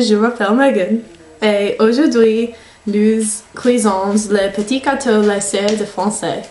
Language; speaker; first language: French; non-native, learner; English